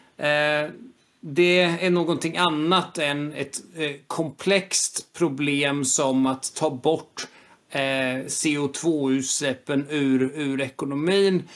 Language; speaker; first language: Swedish; native; Swedish